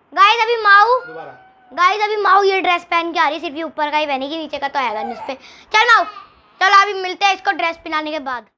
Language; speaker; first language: Hindi; native; Hindi